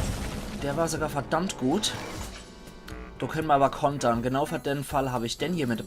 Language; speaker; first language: German; native; German